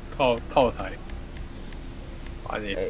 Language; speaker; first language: Chinese; native; Chinese